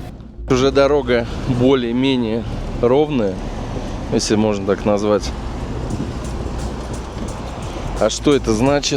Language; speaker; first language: Russian; native; Russian